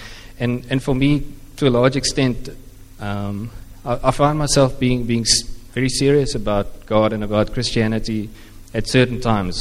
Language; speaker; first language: English; non-native, local second language; Afrikaans